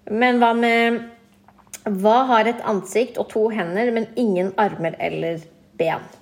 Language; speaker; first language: Norwegian; early bilingual, other home language; Kurdish